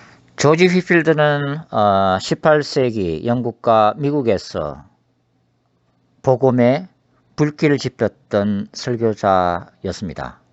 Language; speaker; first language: Korean; native; Korean